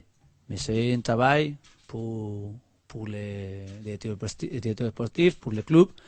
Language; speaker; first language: French; non-native, learner; Spanish